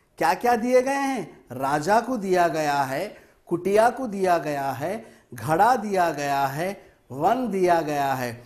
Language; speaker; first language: Hindi; non-native, local second language; Telugu